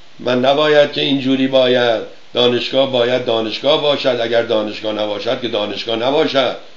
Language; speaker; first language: Persian; native; Persian